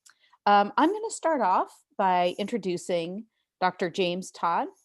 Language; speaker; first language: English; native; English